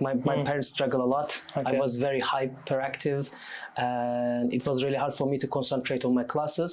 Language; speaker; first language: English; non-native, fluent; Turkish